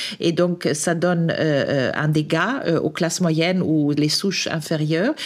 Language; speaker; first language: French; non-native, fluent; German